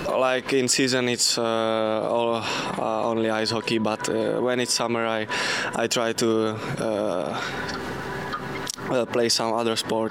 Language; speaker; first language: English; non-native, learner; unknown